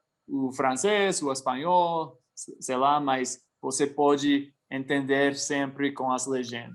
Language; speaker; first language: Portuguese; non-native, fluent; English